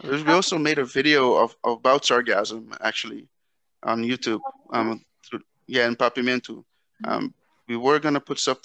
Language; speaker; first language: English; non-native, fluent; Dutch